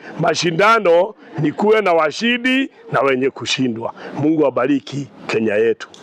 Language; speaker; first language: Swahili; non-native, local second language; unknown